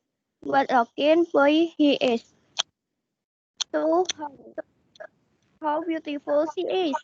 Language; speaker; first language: English; non-native, learner; Indonesian